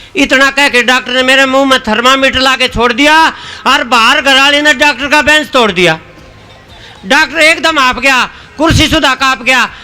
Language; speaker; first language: Hindi; native; Hindi